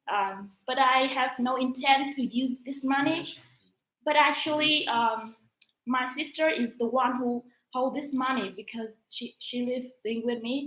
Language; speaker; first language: English; non-native, learner; Vietnamese